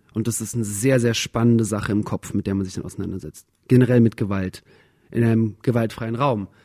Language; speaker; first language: German; early bilingual, other home language; Russian